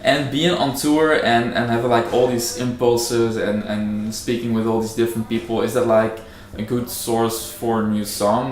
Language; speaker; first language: English; non-native, fluent; Dutch